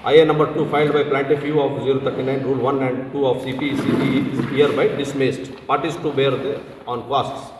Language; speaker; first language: English; non-native, local second language; Kannada